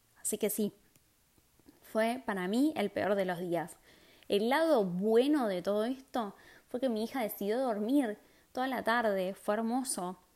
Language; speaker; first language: Spanish; native; Spanish